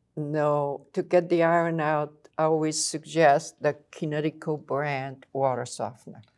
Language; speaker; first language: English; non-native, fluent; French